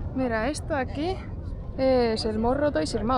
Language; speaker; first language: Spanish; non-native, fluent; Portuguese